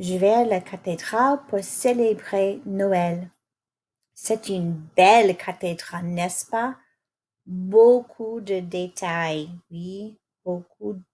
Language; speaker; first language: French; non-native, fluent; English